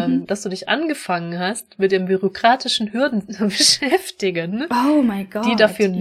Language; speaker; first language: German; native; German